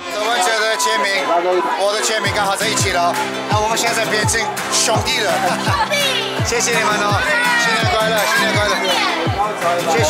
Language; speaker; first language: Chinese; non-native, fluent; Turkish